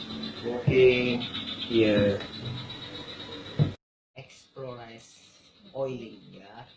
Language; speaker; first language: English; non-native, learner; Indonesian